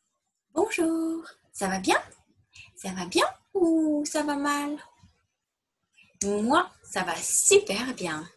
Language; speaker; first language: French; non-native, fluent; English